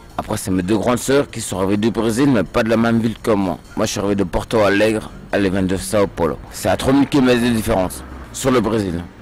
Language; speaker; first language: French; early bilingual, other home language; Portuguese